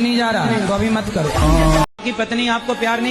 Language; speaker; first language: Hindi; native; Hindi